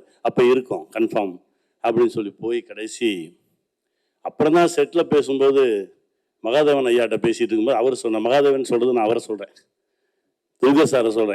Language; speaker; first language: Tamil; native; Tamil